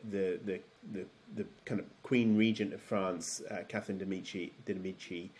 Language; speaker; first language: English; native; English